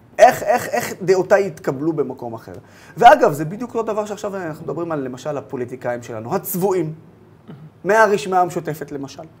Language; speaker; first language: Hebrew; non-native, local second language; Arabic